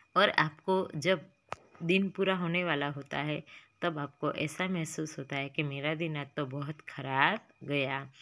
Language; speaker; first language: Hindi; non-native, local second language; Gujarati